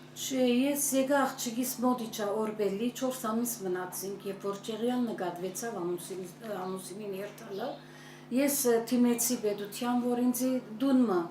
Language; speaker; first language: Armenian; early bilingual, heritage; Armenian